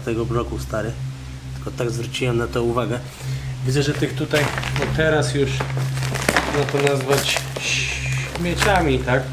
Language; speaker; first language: Polish; native; Polish